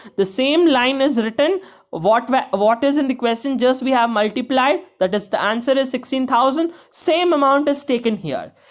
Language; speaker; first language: English; non-native, local second language; Kannada